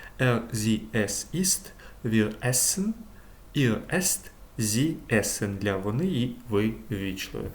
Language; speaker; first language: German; non-native, fluent; Ukrainian